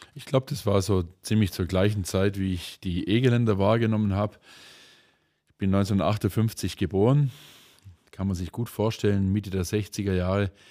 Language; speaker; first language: German; native; German